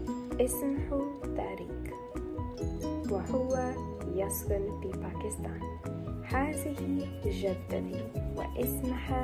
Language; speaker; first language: Arabic; non-native, learner; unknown